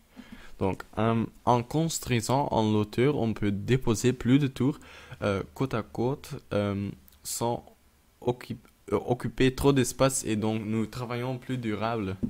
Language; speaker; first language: French; non-native, local second language; Dutch